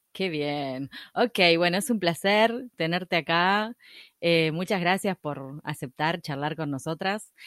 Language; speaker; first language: Spanish; native; Spanish